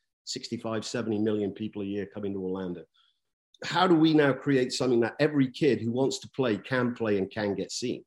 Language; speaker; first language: English; native; English